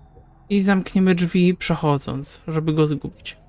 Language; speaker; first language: Polish; native; Polish